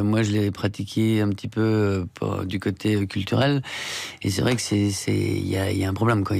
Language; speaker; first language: French; native; French